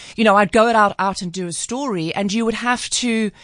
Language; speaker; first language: English; native; English